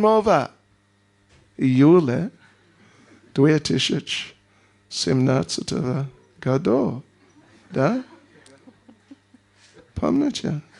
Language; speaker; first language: Russian; non-native, learner; English